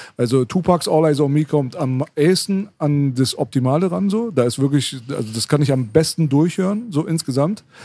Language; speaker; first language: German; early bilingual, other home language; Persian